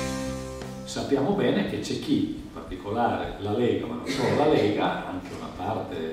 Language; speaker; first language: Italian; native; Italian